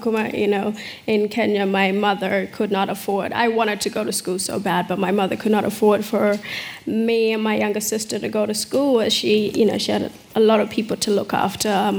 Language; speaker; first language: English; early bilingual, other home language; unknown